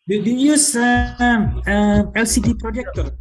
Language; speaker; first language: English; non-native, learner; Indonesian